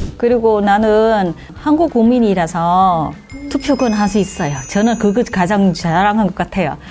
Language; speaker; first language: Korean; non-native, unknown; Vietnamese